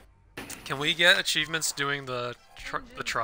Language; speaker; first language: English; native; English